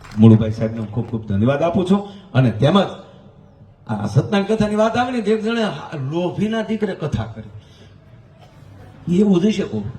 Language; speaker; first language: Gujarati; native; Gujarati